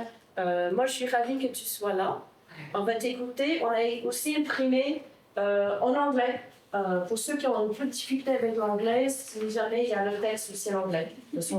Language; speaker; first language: French; non-native, fluent; English